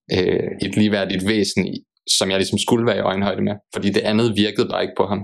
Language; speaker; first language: Danish; early bilingual, other home language; Bosnian